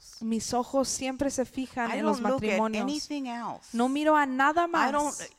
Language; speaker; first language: Spanish; early bilingual, heritage; English